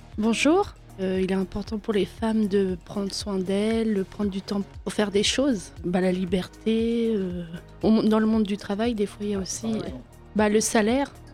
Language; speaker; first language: French; native; French